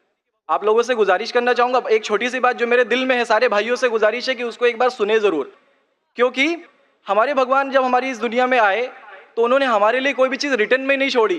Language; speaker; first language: Hindi; native; Hindi